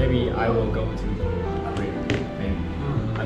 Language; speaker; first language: English; non-native, learner; Chinese